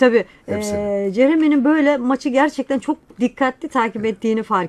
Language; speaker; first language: Turkish; native; Turkish